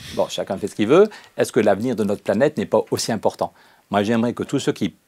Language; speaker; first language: French; native; French